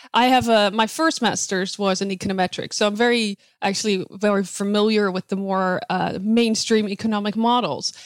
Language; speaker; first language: English; non-native, fluent; Dutch